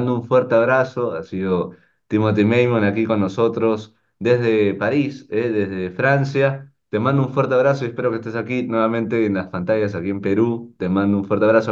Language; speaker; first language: Spanish; native; Spanish